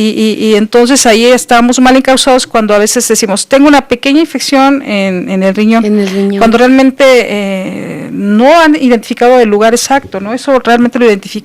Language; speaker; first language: Spanish; native; Spanish